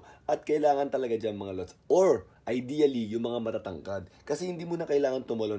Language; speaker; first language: Filipino; native; Filipino